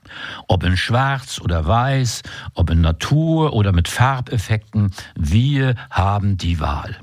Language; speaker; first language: German; native; German